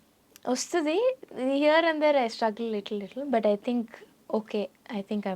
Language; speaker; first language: Telugu; non-native, learner; Tamil